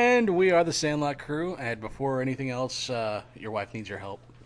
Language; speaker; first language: English; native; English